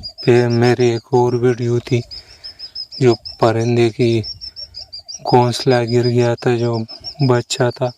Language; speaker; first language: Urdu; non-native, local second language; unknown